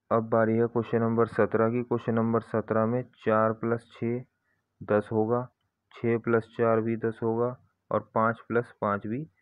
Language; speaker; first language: Hindi; native; Hindi